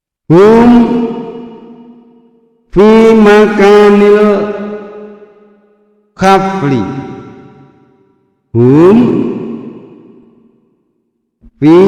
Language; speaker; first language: Arabic; non-native, fluent; Indonesian